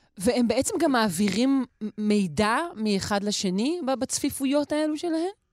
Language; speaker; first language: Hebrew; native; Hebrew